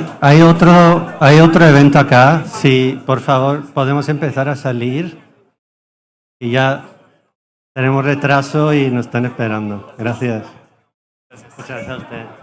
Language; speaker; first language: Spanish; non-native, fluent; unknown